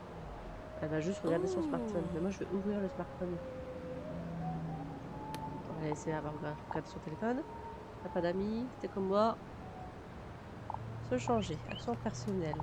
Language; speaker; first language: French; native; French